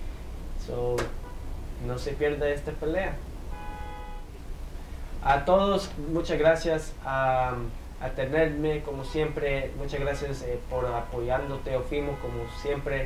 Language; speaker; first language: Spanish; early bilingual, heritage; English